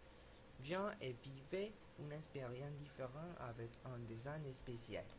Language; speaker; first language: French; non-native, learner; Spanish